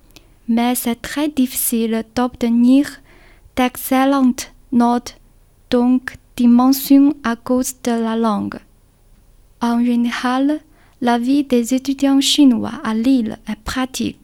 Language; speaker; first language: French; non-native, learner; Chinese